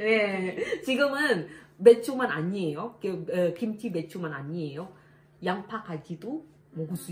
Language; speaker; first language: Korean; non-native, learner; Indonesian